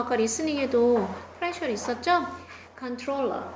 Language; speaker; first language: Korean; native; Korean